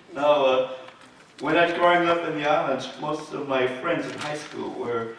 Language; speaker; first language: English; native; English